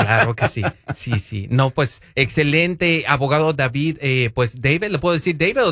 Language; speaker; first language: Spanish; native; Spanish